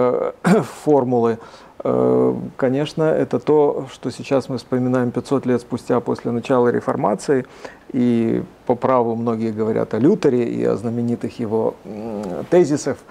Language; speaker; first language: Russian; native; Russian